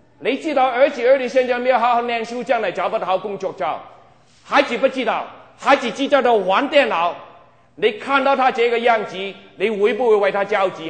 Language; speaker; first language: Chinese; non-native, local second language; Cantonese